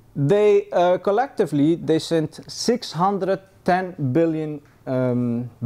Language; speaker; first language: English; non-native, fluent; Persian